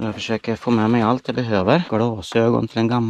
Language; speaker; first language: Swedish; native; Swedish